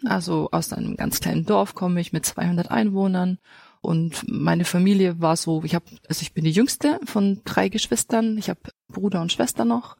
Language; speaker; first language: German; native; German